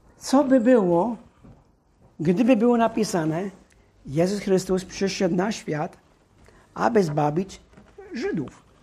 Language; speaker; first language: Polish; non-native, fluent; English